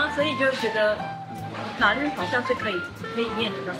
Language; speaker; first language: Chinese; native; Chinese